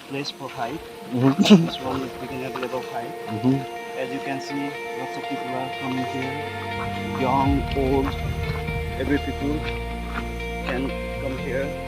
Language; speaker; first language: English; non-native, fluent; Nepali